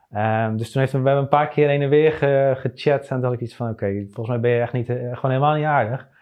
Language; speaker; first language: Dutch; native; Dutch